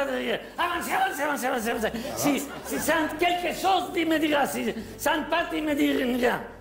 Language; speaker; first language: French; non-native, learner; Spanish